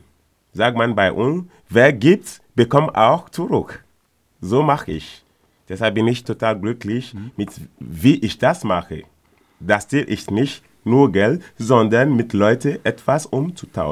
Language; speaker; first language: German; non-native, learner; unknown